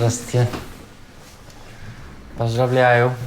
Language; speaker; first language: Russian; non-native, fluent; Dutch